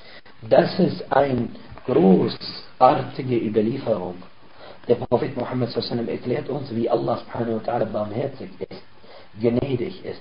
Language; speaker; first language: German; non-native, fluent; Arabic